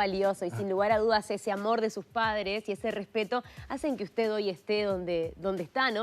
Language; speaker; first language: Spanish; native; Spanish